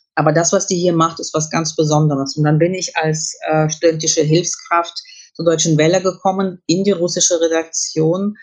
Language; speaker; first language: German; early bilingual, other home language; Russian